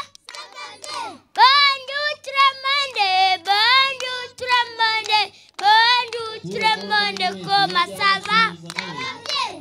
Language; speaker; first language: French; non-native, learner; Kinyarwanda